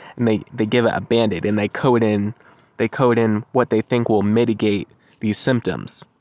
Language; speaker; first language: English; native; English